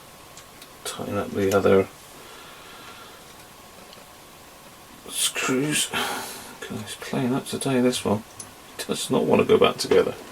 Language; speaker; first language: English; native; English